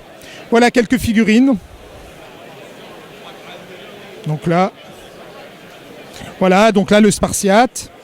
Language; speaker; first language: French; native; French